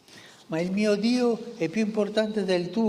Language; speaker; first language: Italian; early bilingual, heritage; Spanish